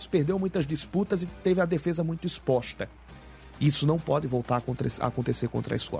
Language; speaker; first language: Portuguese; native; Portuguese